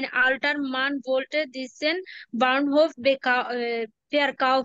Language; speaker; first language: German; non-native, learner; Bangla